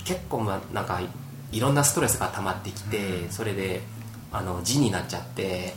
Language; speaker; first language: Japanese; non-native, fluent; Korean